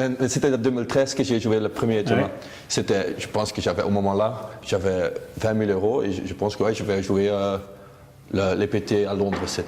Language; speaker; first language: French; non-native, local second language; Dutch